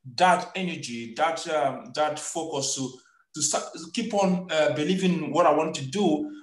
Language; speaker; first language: English; non-native, local second language; Igbo